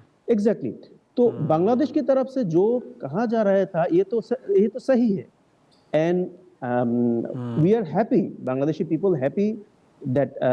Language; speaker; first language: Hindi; non-native, learner; Bangla